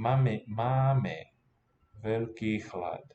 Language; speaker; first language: Czech; non-native, learner; English